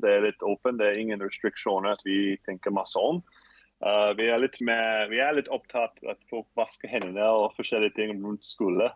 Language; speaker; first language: Norwegian; non-native, fluent; English